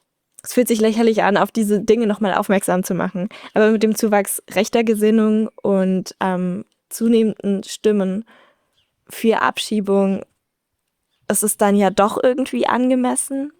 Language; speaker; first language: German; native; German